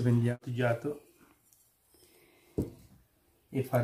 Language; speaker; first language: Italian; non-native, learner; Sinhala